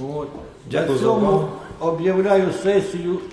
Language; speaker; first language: Ukrainian; non-native, local second language; Russian